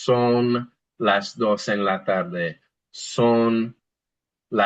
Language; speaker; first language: Spanish; non-native, fluent; English